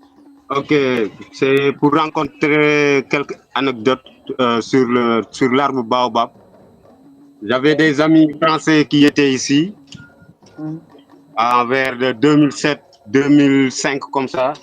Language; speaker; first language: French; non-native, local second language; Wolof